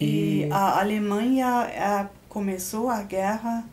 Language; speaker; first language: Portuguese; non-native, fluent; German